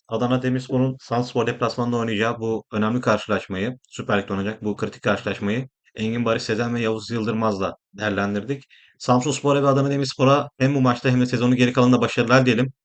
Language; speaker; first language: Turkish; native; Turkish